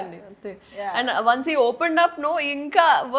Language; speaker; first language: Telugu; non-native, local second language; Urdu